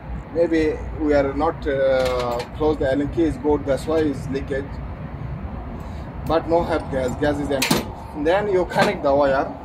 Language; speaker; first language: English; non-native, learner; Bangla